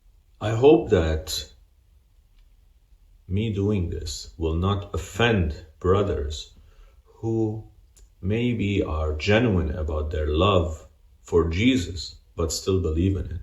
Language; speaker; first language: English; non-native, fluent; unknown